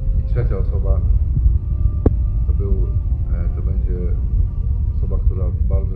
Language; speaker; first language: Polish; non-native, fluent; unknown